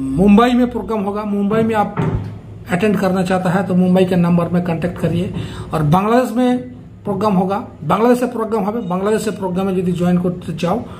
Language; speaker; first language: Hindi; native; Hindi